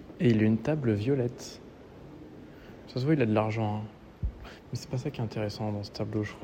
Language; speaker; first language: French; native; French